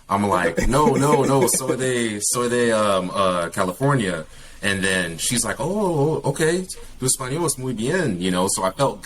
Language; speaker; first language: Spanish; non-native, learner; English